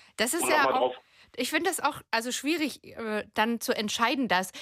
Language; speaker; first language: German; native; German